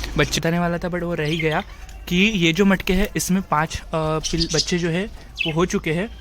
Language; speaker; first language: Hindi; non-native, local second language; Marathi